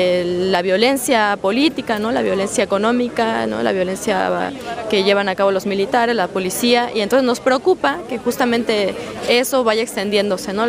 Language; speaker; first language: Spanish; native; Spanish